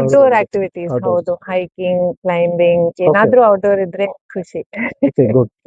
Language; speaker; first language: Kannada; early bilingual, heritage; Kannada